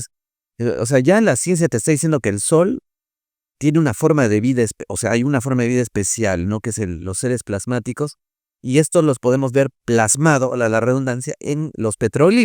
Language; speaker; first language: Spanish; native; Spanish